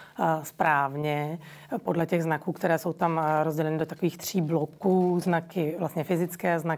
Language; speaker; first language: Czech; native; Czech